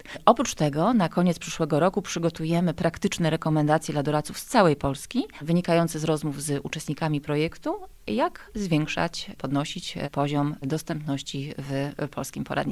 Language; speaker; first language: Polish; native; Polish